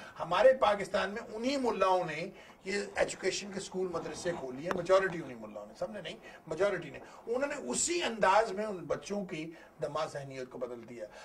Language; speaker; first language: Urdu; native; Urdu